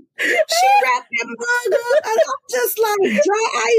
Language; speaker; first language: English; native; English